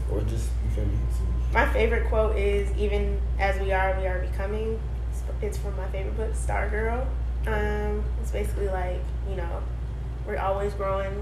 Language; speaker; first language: English; native; English